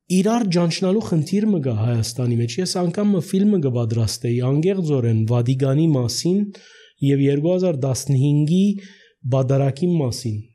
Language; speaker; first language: Armenian; early bilingual, heritage; Armenian